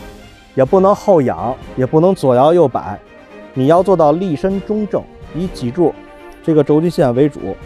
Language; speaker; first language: Chinese; native; Chinese